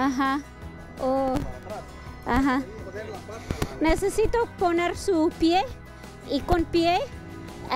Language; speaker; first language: Spanish; non-native, learner; English